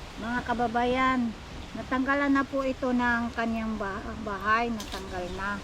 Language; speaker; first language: Filipino; native; Filipino